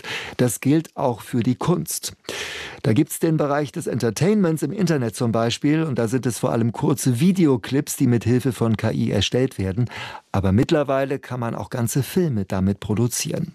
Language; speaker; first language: German; native; German